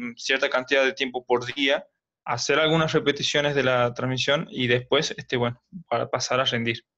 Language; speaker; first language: Spanish; native; Spanish